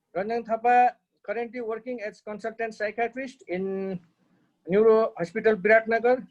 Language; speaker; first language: English; non-native, local second language; Nepali